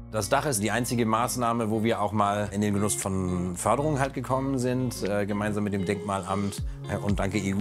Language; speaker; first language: German; native; German